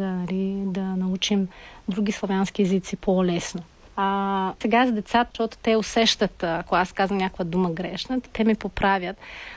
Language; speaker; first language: Bulgarian; non-native, fluent; Tajik